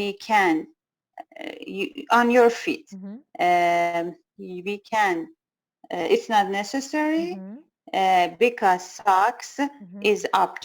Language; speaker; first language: English; non-native, learner; Persian